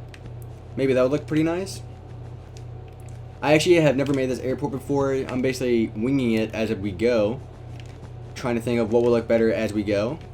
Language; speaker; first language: English; native; English